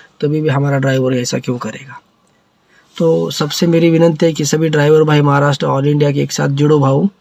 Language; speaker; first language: Hindi; non-native, local second language; Marathi